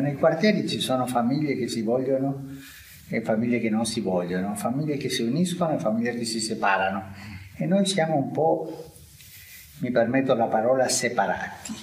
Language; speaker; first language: Italian; non-native, fluent; Spanish